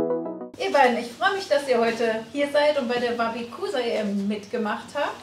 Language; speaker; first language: German; native; German